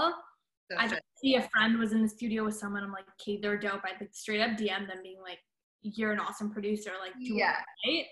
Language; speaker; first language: English; native; English